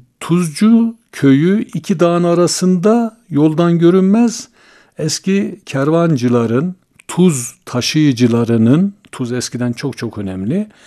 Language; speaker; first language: Turkish; native; Turkish